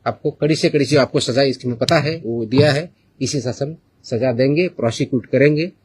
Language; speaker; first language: Hindi; non-native, local second language; Marathi